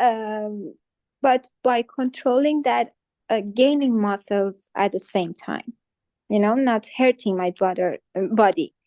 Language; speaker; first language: English; non-native, fluent; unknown